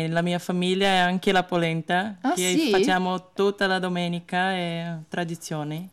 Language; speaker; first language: Italian; non-native, learner; Portuguese